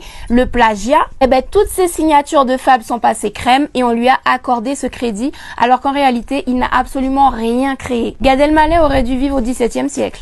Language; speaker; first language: French; native; French